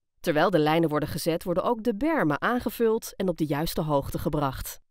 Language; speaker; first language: Dutch; native; Dutch